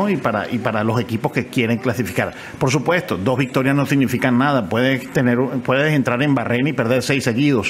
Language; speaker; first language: Spanish; native; Spanish